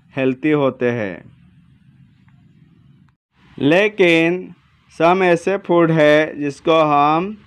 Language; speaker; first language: Hindi; non-native, local second language; Gujarati